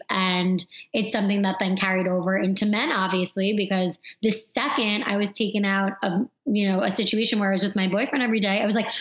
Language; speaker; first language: English; native; English